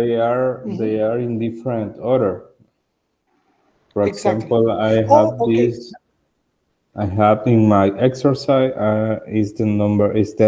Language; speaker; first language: English; non-native, learner; Spanish